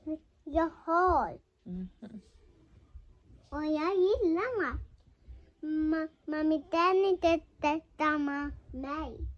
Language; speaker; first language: Swedish; early bilingual, other home language; Mongolian